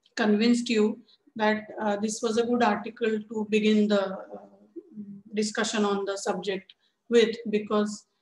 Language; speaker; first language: English; non-native, local second language; Marathi